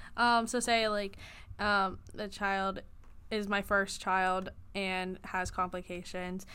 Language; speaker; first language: English; native; English